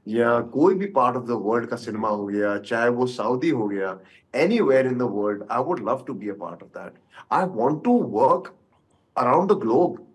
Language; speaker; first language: Hindi; native; Hindi